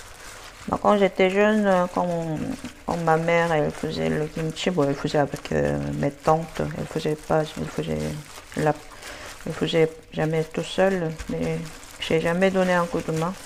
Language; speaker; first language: French; non-native, fluent; Korean